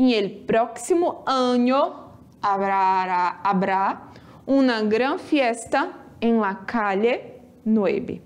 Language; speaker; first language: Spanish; non-native, fluent; Portuguese